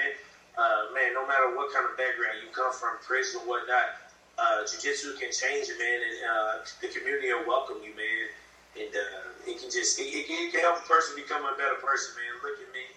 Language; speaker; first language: English; native; English